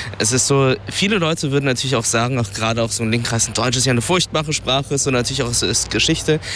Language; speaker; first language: German; early bilingual, other home language; Vietnamese